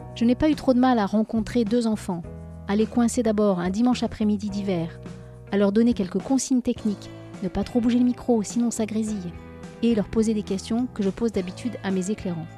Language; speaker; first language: French; native; French